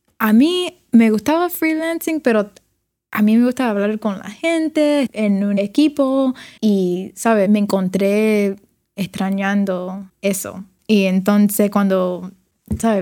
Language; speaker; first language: Spanish; early bilingual, other home language; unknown